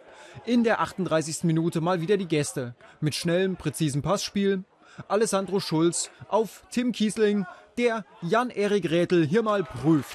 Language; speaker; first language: German; native; German